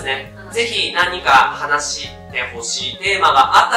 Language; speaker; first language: Japanese; native; Japanese